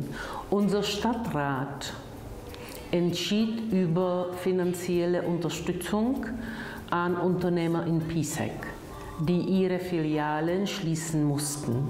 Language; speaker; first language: German; non-native, fluent; Czech